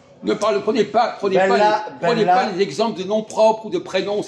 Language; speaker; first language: French; native; French